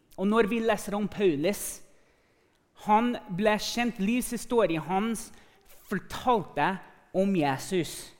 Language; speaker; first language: Norwegian; non-native, fluent; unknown